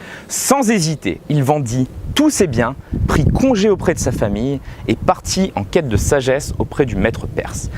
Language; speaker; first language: French; native; French